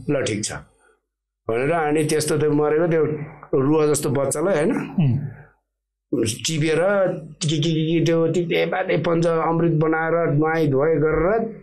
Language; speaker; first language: Nepali; non-native, local second language; Eastern Tamang